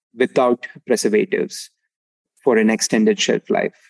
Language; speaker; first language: English; non-native, local second language; Tamil